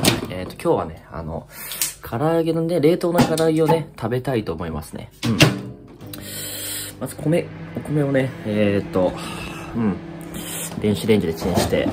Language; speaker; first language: Japanese; native; Japanese